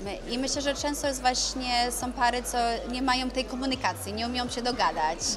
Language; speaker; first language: Polish; early bilingual, other home language; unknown